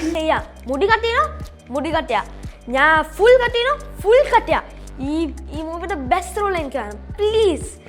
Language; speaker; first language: Malayalam; early bilingual, heritage; Malayalam